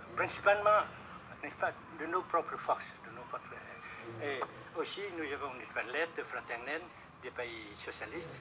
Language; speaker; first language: French; non-native, local second language; Vietnamese